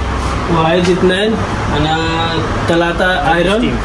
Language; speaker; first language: Arabic; non-native, learner; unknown